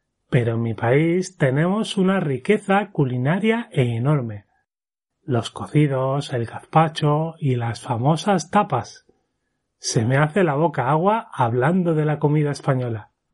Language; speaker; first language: Spanish; native; Spanish